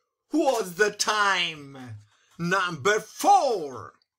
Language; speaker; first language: English; non-native, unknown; Italian